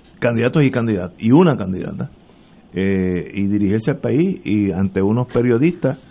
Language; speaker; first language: Spanish; early bilingual, heritage; Spanish